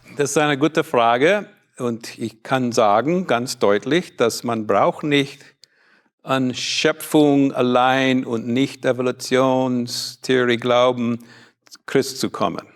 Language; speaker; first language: German; non-native, fluent; English